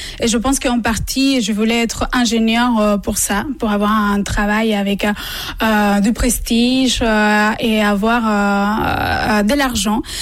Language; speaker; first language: French; non-native, fluent; Spanish